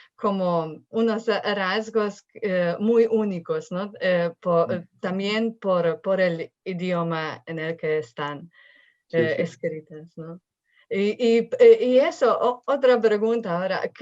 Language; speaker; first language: Spanish; non-native, fluent; Slovenian